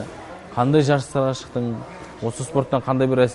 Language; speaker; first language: Kazakh; native; Kazakh